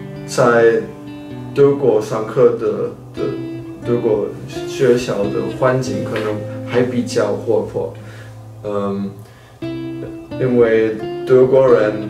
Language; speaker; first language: Chinese; non-native, fluent; German